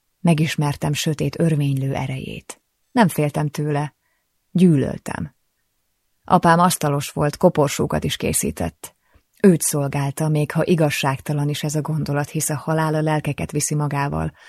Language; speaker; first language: Hungarian; native; Hungarian